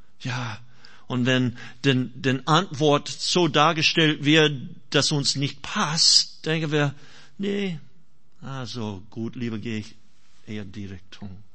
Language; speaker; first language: German; non-native, fluent; English